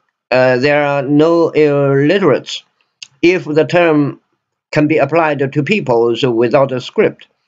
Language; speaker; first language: English; non-native, fluent; Chinese